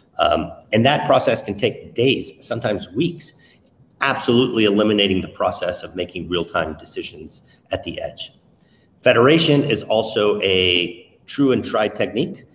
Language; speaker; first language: English; non-native, fluent; Spanish